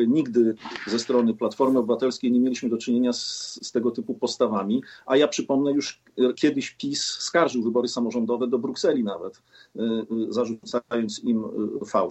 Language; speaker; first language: Polish; native; Polish